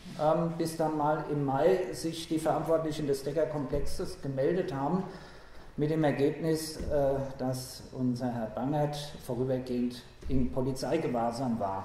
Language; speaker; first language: German; native; German